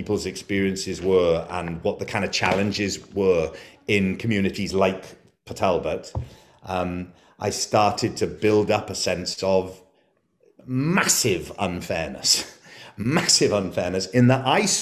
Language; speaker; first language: English; native; English